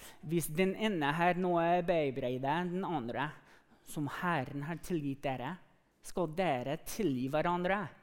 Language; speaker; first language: Norwegian; non-native, fluent; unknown